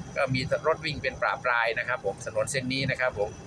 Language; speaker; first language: Thai; non-native, local second language; Khmer